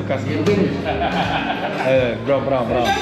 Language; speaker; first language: Spanish; non-native, learner; English